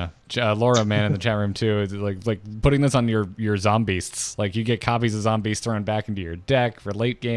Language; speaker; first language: English; native; English